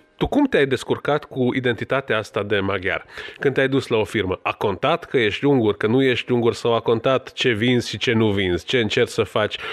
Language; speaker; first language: Romanian; non-native, local second language; Hungarian